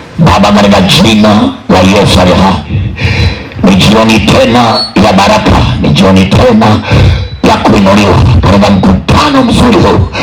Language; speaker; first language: Swahili; native; Swahili